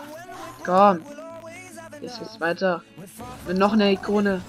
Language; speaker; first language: German; native; German